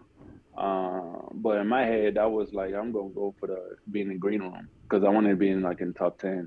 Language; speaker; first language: English; non-native, fluent; French